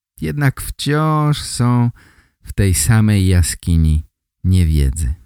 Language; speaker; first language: Polish; native; Polish